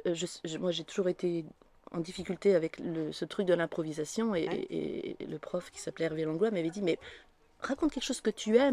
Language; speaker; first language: French; native; French